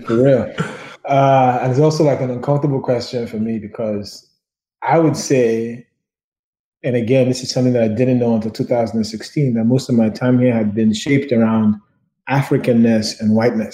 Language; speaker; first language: English; non-native, local second language; Yoruba